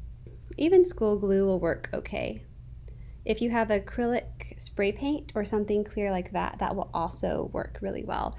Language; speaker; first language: English; native; English